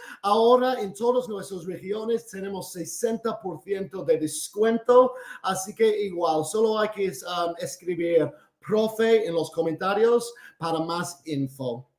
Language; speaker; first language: Spanish; non-native, fluent; English